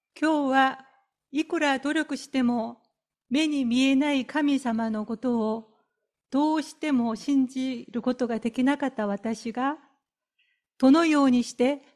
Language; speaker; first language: Japanese; non-native, fluent; Korean